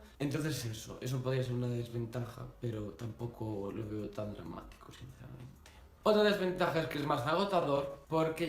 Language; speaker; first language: Spanish; native; Spanish